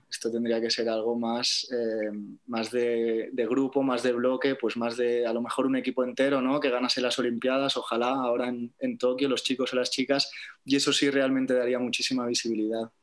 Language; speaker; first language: Spanish; native; Spanish